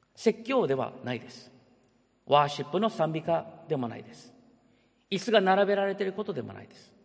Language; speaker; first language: Japanese; early bilingual, heritage; Japanese